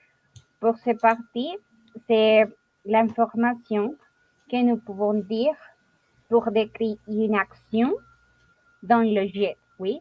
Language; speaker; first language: French; non-native, learner; Spanish